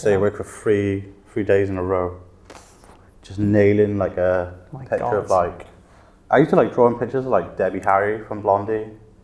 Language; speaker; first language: English; native; English